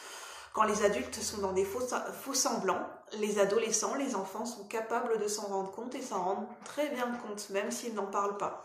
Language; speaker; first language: French; native; French